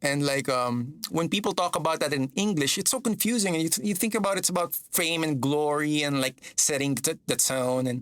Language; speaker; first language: English; non-native, local second language; Filipino